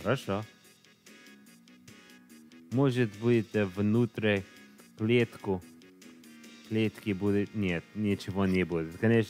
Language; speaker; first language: Russian; non-native, learner; English